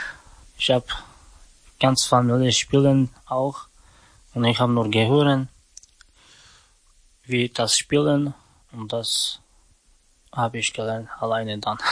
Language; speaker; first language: German; non-native, learner; Romany